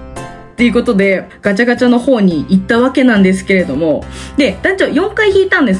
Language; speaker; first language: Japanese; native; Japanese